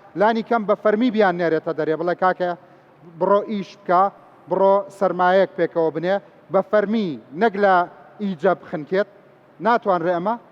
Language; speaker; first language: Central Kurdish; native; Central Kurdish